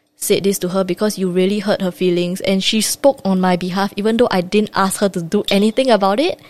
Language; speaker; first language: English; native; English